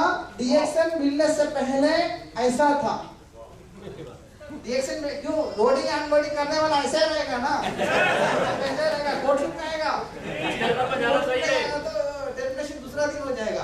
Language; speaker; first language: Hindi; non-native, local second language; Tamil